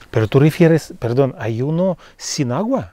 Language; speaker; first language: Spanish; non-native, fluent; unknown